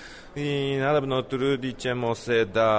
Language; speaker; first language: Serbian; non-native, learner; Japanese